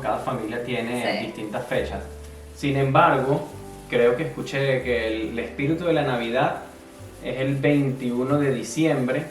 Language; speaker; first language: Spanish; native; Spanish